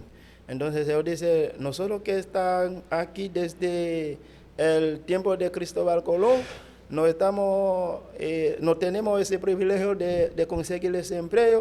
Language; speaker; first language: Spanish; non-native, fluent; Haitian Creole